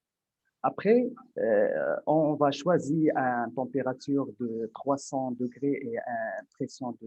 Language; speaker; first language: French; non-native, local second language; Arabic